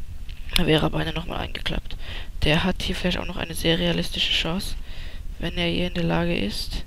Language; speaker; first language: German; native; German